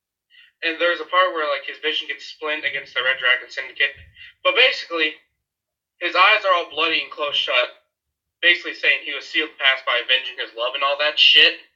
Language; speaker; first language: English; native; English